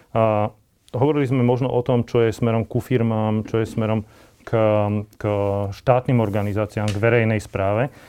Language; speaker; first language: Slovak; native; Slovak